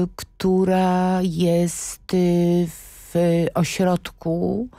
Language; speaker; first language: Polish; native; Polish